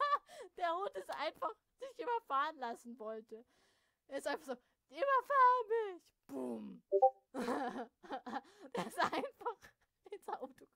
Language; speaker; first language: German; native; German